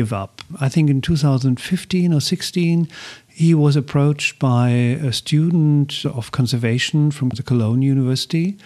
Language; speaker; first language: English; non-native, fluent; German